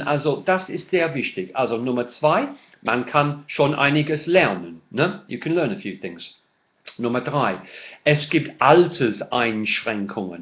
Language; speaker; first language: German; non-native, fluent; English